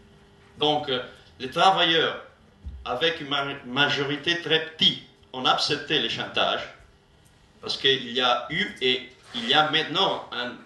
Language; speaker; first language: French; non-native, learner; Italian